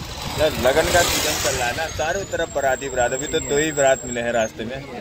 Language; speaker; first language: Hindi; native; Hindi